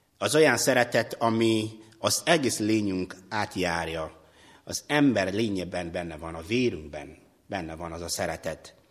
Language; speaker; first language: Hungarian; non-native, fluent; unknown